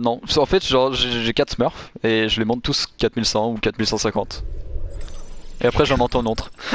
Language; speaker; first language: French; native; French